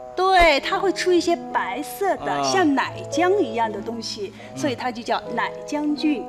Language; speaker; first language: Chinese; native; Chinese